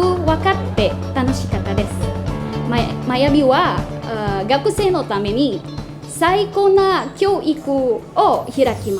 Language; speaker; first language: Japanese; non-native, learner; Indonesian